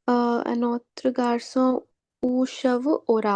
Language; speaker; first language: French; non-native, learner; Hindi